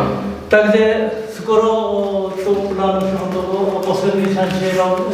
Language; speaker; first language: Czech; non-native, learner; Korean